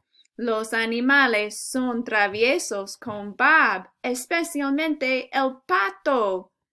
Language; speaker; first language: Spanish; non-native, fluent; English